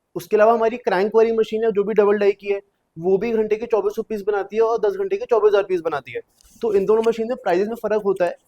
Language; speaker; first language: Hindi; native; Hindi